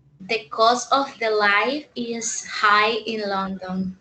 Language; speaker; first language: English; non-native, learner; Spanish